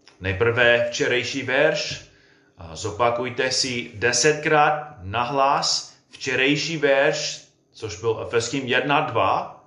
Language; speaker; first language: Czech; non-native, fluent; English